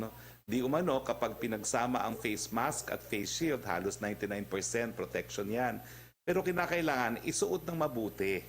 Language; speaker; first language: Filipino; native; Filipino